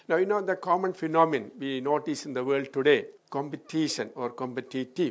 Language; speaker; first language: English; non-native, local second language; Malayalam